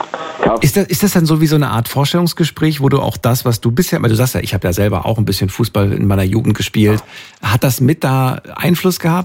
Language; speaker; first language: German; native; German